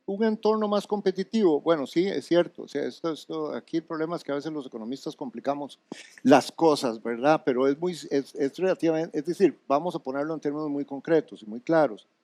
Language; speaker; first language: Spanish; native; Spanish